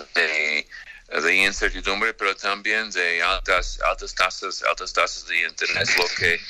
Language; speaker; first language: Spanish; non-native, fluent; English